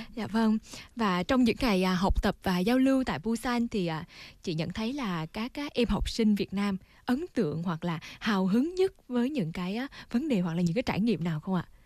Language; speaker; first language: Vietnamese; native; Vietnamese